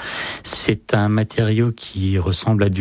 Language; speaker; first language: French; native; French